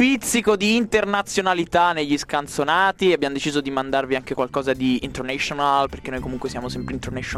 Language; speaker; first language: Italian; native; Italian